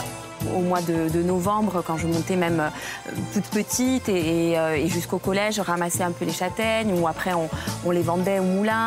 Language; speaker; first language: French; native; French